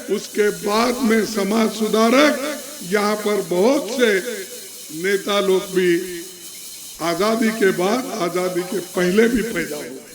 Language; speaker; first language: Hindi; non-native, local second language; Kannada